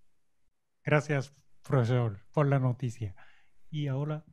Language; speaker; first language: Spanish; non-native, fluent; Japanese